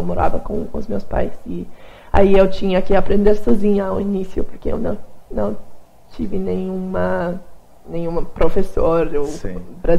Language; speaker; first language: Portuguese; non-native, fluent; English